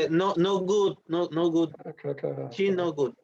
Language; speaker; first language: English; non-native, learner; Spanish